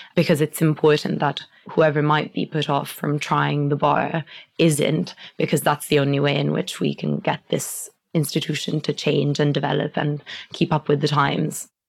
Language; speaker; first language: English; non-native, fluent; Italian